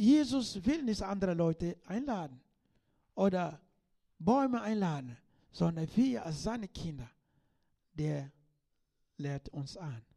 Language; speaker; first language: German; non-native, learner; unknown